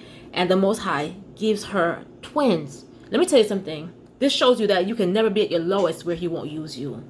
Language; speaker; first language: English; native; English